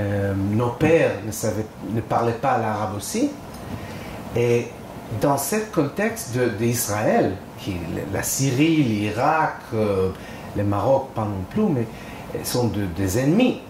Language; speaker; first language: French; non-native, fluent; Hebrew